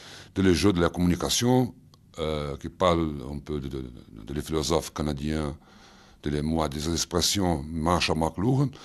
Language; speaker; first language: French; non-native, fluent; Portuguese